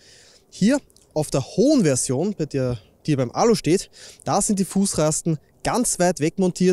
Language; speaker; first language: German; native; German